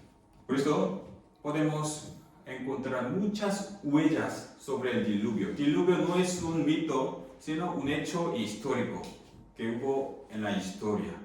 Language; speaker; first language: Spanish; non-native, fluent; Korean